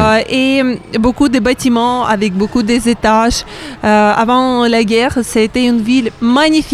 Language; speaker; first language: French; non-native, learner; Ukrainian